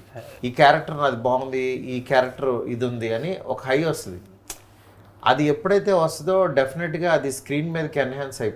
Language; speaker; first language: Telugu; native; Telugu